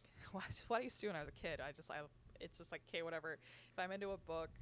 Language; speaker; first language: English; native; English